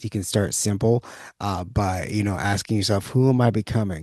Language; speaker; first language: English; native; English